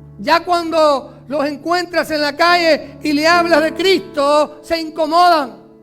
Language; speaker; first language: Spanish; native; Spanish